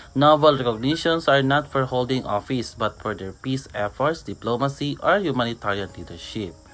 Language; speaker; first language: English; non-native, local second language; Filipino